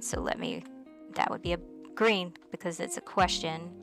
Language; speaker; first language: English; native; English